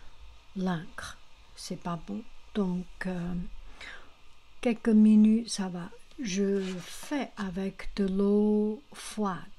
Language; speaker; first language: French; non-native, learner; Chinese